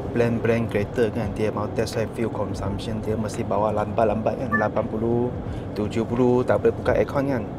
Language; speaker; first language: Malay; non-native, local second language; Chinese